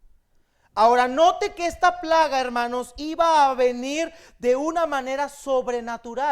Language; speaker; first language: Spanish; native; Spanish